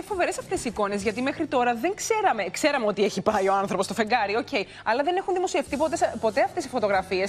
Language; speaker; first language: Greek; native; Greek